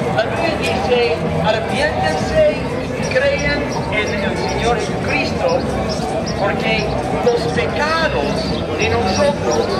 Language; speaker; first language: Spanish; non-native, learner; English